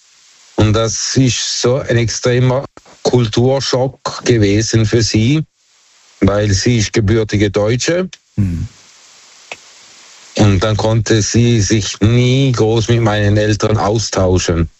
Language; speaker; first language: German; early bilingual, other home language; Turkish